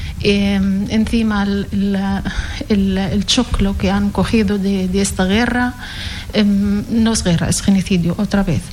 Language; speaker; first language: Spanish; non-native, learner; Arabic